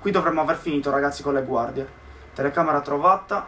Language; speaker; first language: Italian; native; Italian